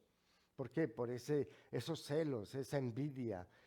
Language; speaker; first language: Spanish; native; Spanish